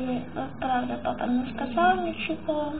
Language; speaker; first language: Russian; early bilingual, heritage; Russian